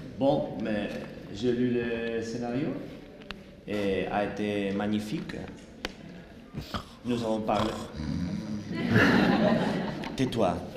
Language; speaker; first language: French; non-native, learner; Spanish